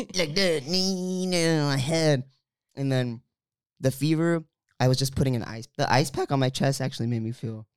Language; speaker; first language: English; early bilingual, other home language; Filipino